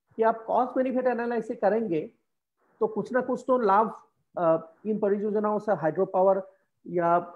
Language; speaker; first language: Hindi; non-native, local second language; Assamese